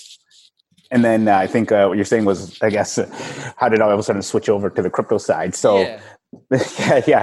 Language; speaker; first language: English; native; English